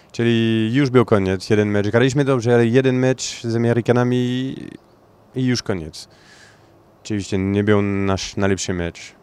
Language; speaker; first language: Polish; non-native, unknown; French